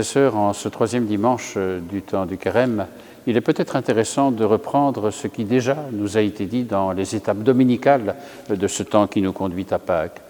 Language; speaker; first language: French; native; French